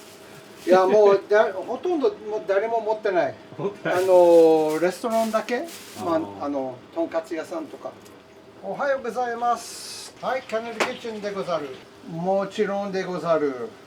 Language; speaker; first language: Japanese; non-native, learner; English